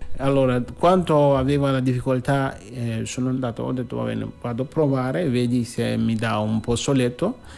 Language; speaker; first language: Italian; non-native, learner; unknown